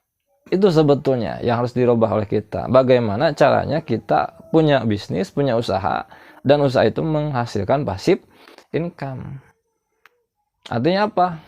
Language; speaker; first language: Indonesian; non-native, local second language; Sundanese